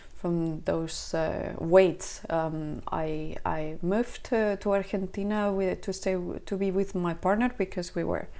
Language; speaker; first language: English; non-native, fluent; Spanish